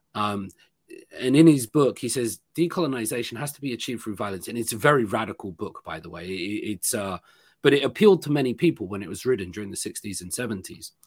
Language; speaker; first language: English; native; English